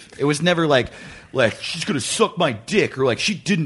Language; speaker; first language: English; native; English